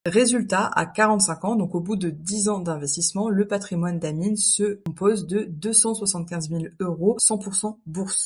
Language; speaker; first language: French; native; French